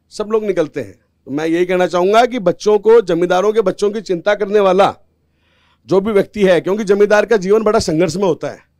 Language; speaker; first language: Hindi; native; Hindi